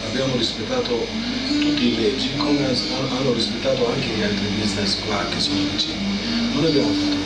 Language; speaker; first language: Italian; non-native, fluent; Albanian